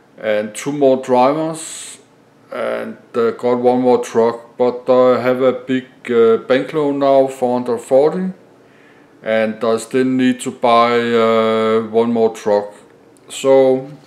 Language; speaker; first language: English; non-native, learner; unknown